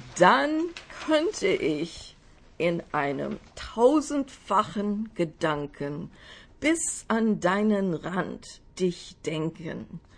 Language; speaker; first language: German; non-native, fluent; English